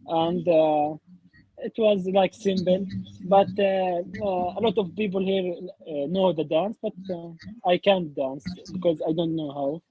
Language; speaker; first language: English; non-native, learner; Arabic